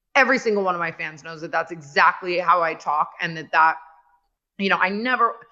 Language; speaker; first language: English; native; English